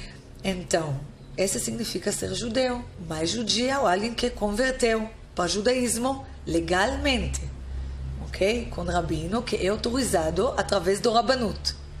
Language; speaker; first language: Portuguese; non-native, fluent; Hebrew